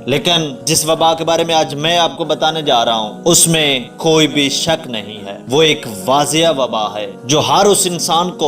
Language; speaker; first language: Urdu; native; Urdu